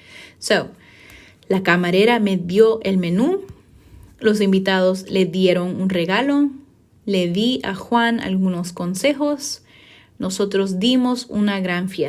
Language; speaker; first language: Spanish; non-native, fluent; English